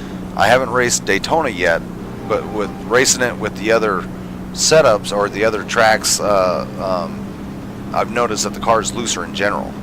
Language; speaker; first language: English; native; English